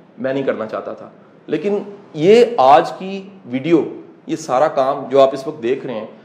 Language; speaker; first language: Urdu; non-native, local second language; Punjabi